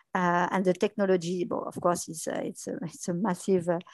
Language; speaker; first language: English; non-native, fluent; French